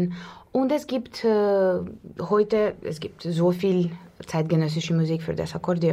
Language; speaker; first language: German; non-native, learner; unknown